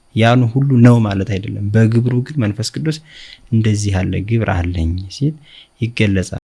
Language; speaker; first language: Amharic; native; Amharic